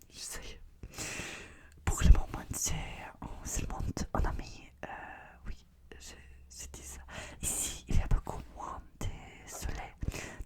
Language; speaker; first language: French; non-native, learner; Russian